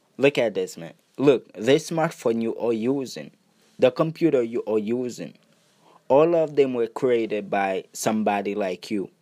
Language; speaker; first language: English; non-native, fluent; Haitian Creole